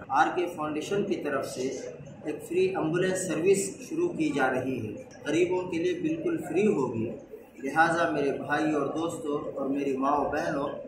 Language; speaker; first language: Hindi; non-native, local second language; Urdu